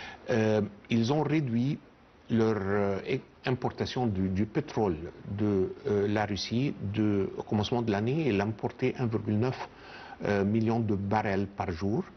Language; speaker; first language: French; non-native, fluent; Arabic